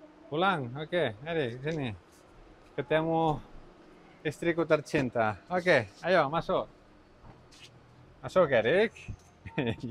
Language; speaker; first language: Indonesian; non-native, learner; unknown